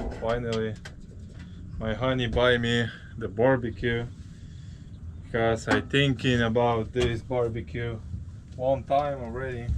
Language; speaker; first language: English; non-native, learner; Ukrainian